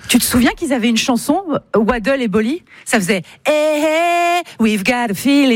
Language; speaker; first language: French; native; French